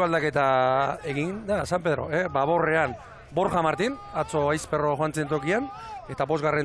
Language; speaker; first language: Basque; native; Basque